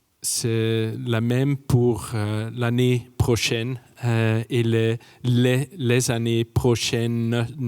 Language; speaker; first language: French; non-native, fluent; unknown